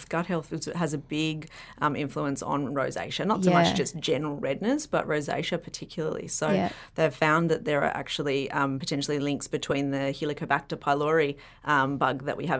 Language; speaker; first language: English; native; English